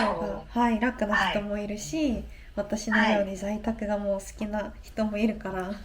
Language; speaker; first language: Japanese; non-native, fluent; Korean